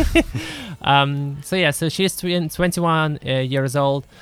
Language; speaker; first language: English; early bilingual, other home language; Lithuanian